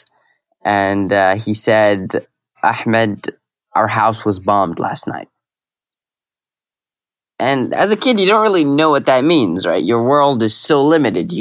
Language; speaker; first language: English; early bilingual, other home language; Arabic